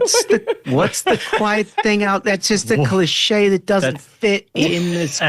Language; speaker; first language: English; native; English